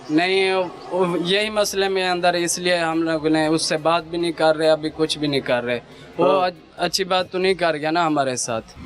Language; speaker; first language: Hindi; non-native, local second language; Saraiki